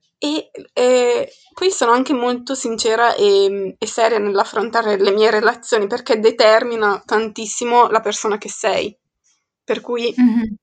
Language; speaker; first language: Italian; early bilingual, other home language; Arabic